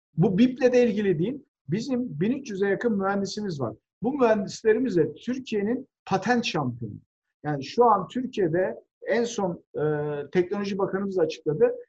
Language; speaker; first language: Turkish; native; Turkish